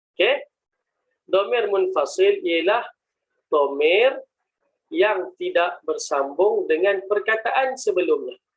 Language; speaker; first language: Malay; native; Malay